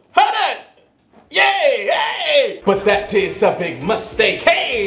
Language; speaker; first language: English; native; English